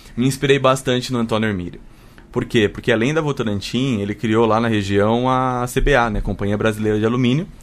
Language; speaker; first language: Portuguese; native; Portuguese